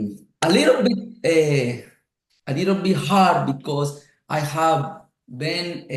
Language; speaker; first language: English; non-native, learner; Spanish